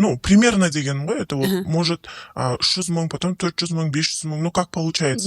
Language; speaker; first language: Russian; non-native, local second language; Kazakh